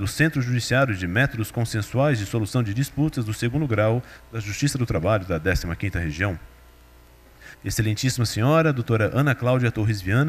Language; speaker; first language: Portuguese; native; Portuguese